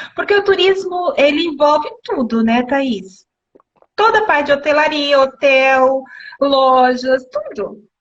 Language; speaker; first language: Portuguese; native; Portuguese